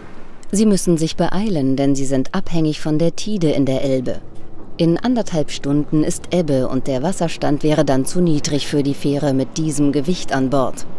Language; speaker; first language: German; native; German